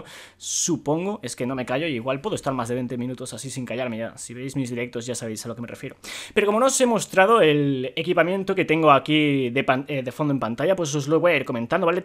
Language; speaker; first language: Spanish; native; Spanish